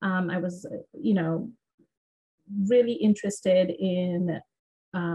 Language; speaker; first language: English; non-native, local second language; Bangla